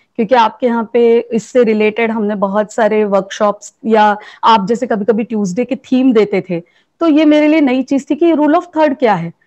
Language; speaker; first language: Hindi; native; Hindi